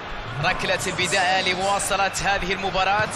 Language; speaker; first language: Arabic; native; Arabic